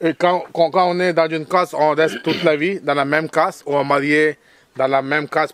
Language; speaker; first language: French; non-native, fluent; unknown